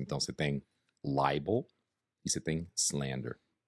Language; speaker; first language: Portuguese; native; Portuguese